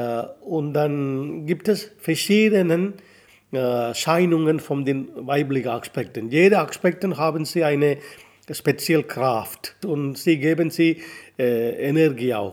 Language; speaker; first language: German; non-native, learner; Tamil